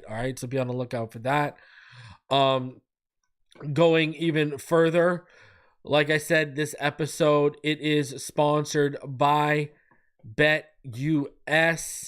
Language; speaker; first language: English; native; English